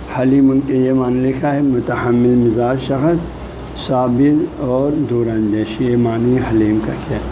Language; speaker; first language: Urdu; non-native, local second language; Balti